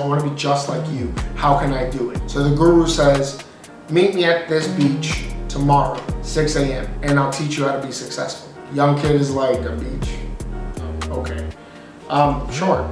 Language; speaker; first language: English; native; English